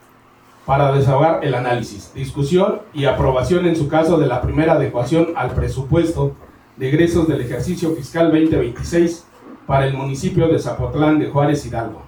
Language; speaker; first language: Spanish; native; Spanish